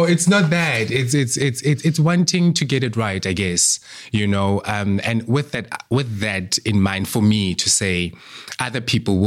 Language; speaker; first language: English; non-native, local second language; Southern Sotho